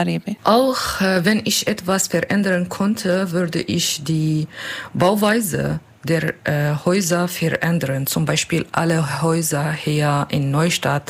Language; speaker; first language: German; non-native, learner; Kurdish